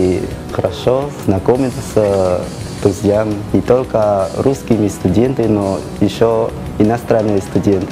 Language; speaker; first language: Russian; non-native, learner; Khmer